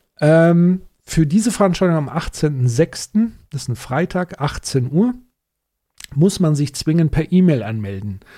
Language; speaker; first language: German; native; German